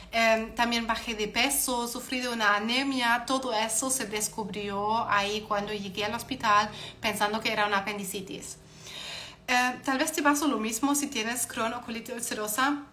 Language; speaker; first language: Spanish; non-native, fluent; German